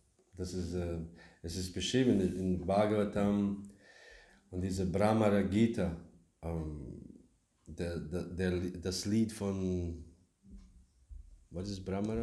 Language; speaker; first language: German; non-native, learner; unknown